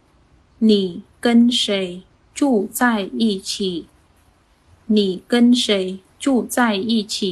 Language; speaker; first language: Chinese; non-native, fluent; Khmer